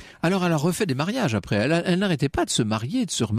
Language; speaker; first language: French; native; French